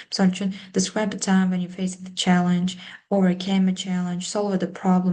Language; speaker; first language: English; non-native, fluent; Uzbek